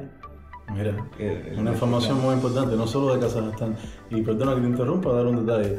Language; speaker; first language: Spanish; native; Spanish